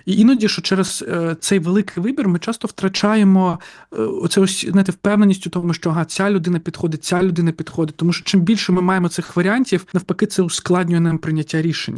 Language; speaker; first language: Ukrainian; native; Ukrainian